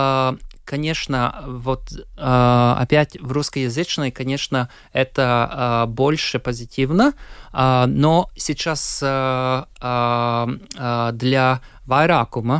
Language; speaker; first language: Russian; non-native, local second language; Latvian